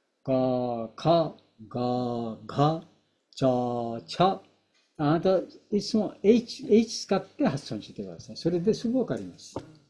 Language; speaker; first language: Japanese; non-native, fluent; Bangla